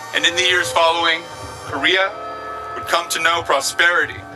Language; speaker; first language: English; native; English